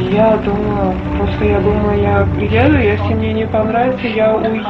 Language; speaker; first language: Russian; non-native, learner; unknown